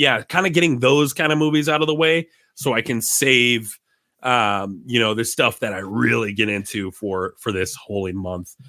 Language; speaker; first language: English; native; English